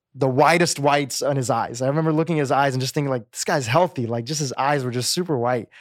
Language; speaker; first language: English; native; English